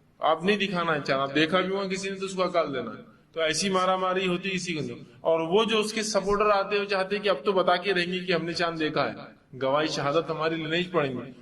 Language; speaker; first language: Urdu; native; Urdu